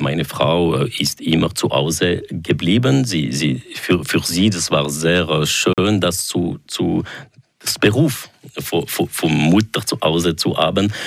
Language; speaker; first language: German; non-native, local second language; French